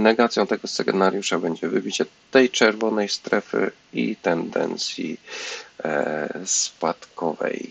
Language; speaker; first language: Polish; native; Polish